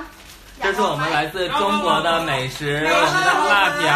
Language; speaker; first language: Chinese; native; Chinese